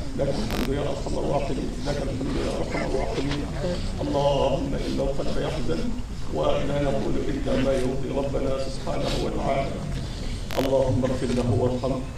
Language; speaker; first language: Arabic; non-native, fluent; Indonesian